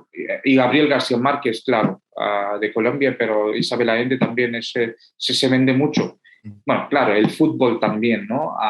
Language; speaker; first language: Spanish; non-native, fluent; Hindi